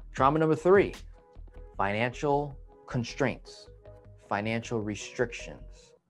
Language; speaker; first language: English; native; English